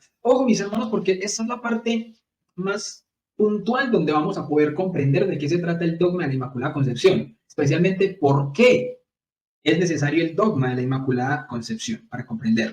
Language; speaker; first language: Spanish; native; Spanish